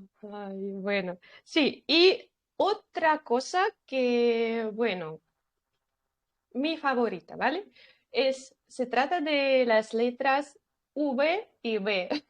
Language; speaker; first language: Spanish; non-native, fluent; Russian